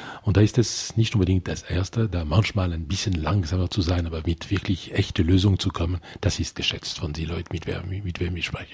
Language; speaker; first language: German; non-native, local second language; French